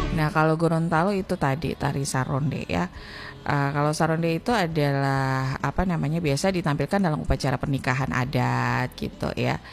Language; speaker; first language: Indonesian; native; Indonesian